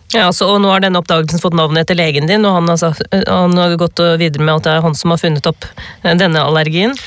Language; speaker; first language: Norwegian; early bilingual, other home language; Urdu